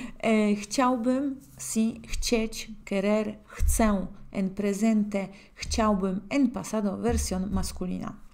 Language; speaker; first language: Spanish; non-native, fluent; Polish